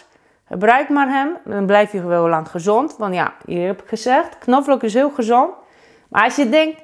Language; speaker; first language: Dutch; non-native, fluent; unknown